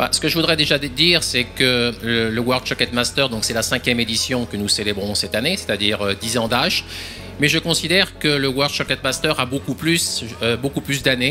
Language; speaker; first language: French; native; French